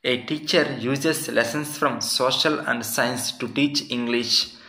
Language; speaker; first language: English; non-native, local second language; Telugu